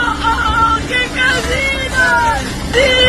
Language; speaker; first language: Italian; native; Italian